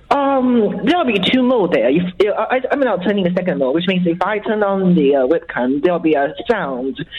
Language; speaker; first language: English; non-native, fluent; Chinese